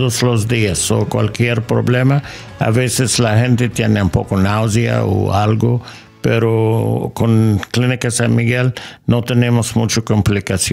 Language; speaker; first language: Spanish; non-native, learner; English